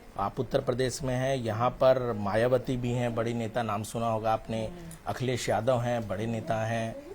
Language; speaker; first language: Hindi; native; Hindi